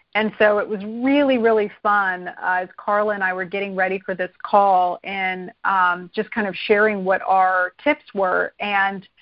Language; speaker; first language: English; native; English